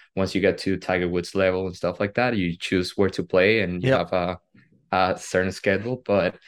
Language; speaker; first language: English; non-native, fluent; Spanish